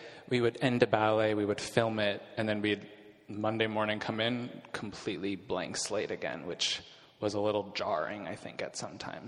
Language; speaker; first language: English; native; English